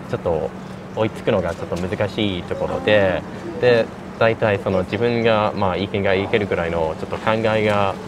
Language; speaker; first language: Japanese; non-native, fluent; English